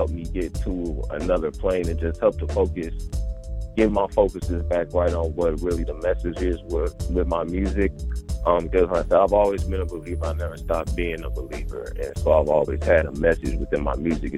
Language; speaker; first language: English; native; English